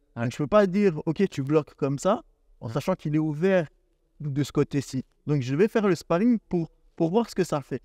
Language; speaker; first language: French; native; French